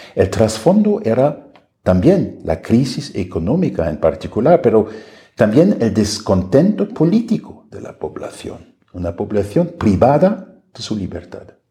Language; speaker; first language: Spanish; non-native, fluent; German